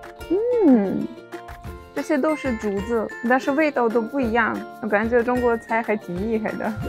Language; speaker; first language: Chinese; non-native, fluent; Russian